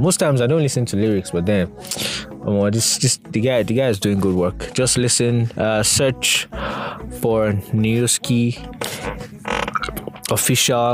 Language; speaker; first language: English; non-native, local second language; Yoruba